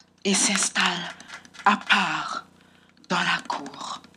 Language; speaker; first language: French; non-native, local second language; Haitian Creole